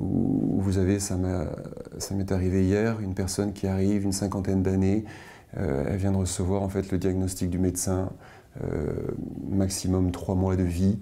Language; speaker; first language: French; native; French